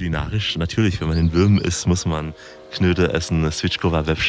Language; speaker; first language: German; native; German